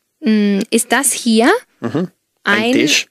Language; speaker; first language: German; non-native, fluent; Spanish